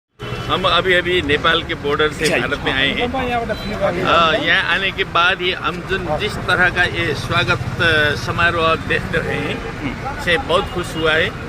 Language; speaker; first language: Hindi; non-native, learner; Nepali